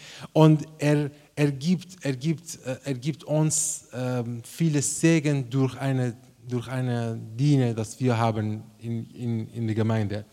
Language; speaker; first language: German; non-native, learner; Persian